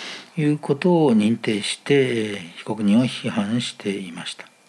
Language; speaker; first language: Japanese; native; Japanese